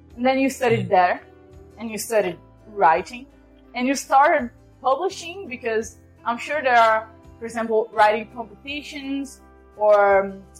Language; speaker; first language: English; non-native, fluent; Portuguese